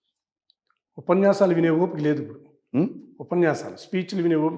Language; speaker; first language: Telugu; native; Telugu